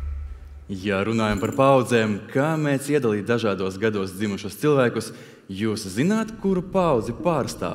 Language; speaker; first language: Latvian; native; Latvian